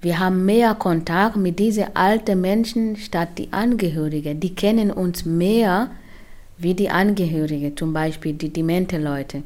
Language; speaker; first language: German; non-native, learner; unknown